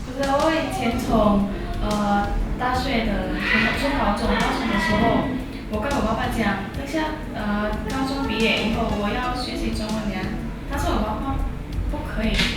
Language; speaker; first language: Chinese; non-native, learner; Indonesian